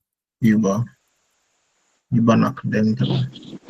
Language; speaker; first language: German; non-native, fluent; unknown